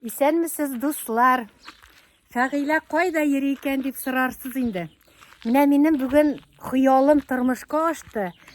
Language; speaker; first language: Tatar; native; Tatar